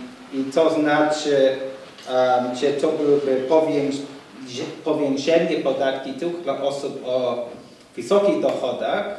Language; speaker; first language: Polish; non-native, fluent; English